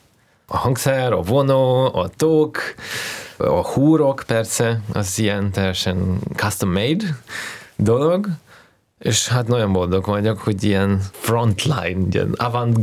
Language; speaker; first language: Hungarian; non-native, learner; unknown